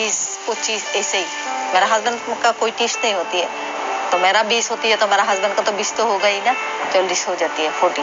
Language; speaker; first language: Hindi; non-native, local second language; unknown